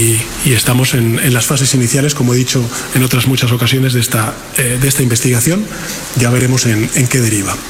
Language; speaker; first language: Spanish; native; Spanish